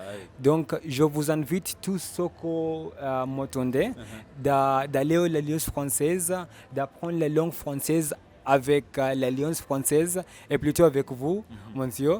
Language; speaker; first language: French; non-native, learner; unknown